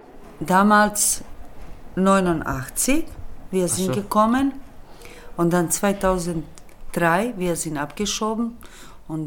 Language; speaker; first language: German; early bilingual, other home language; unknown